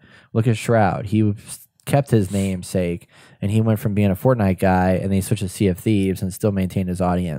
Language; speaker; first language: English; native; English